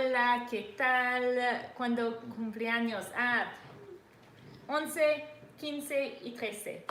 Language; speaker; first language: Spanish; non-native, learner; English